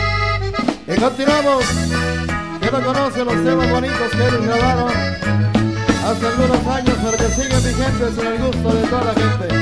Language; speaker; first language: Spanish; native; Spanish